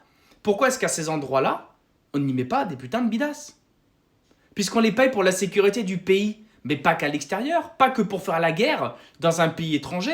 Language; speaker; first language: French; native; French